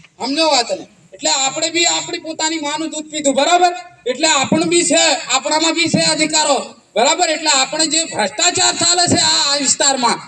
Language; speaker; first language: Gujarati; non-native, local second language; Rathawi